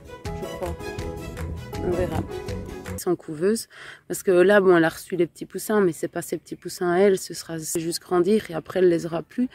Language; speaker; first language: French; native; French